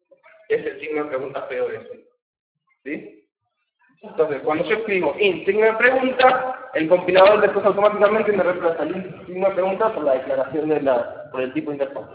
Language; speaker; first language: Spanish; native; Spanish